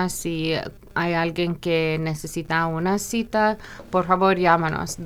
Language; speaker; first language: Spanish; early bilingual, other home language; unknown